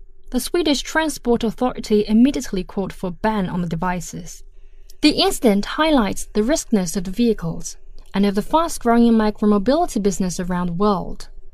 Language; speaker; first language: English; non-native, fluent; Chinese